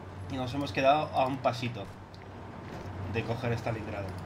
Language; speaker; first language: Spanish; native; Spanish